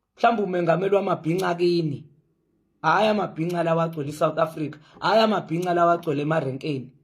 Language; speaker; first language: Zulu; native; Zulu